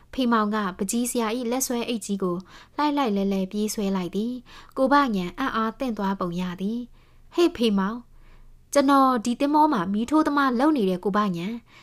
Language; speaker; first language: Burmese; native; Burmese